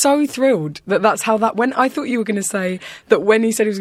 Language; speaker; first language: English; native; English